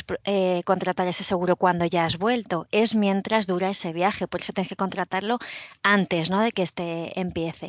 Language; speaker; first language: Spanish; native; Spanish